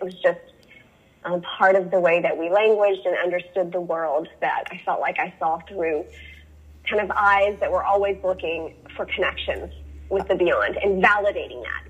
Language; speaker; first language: English; native; English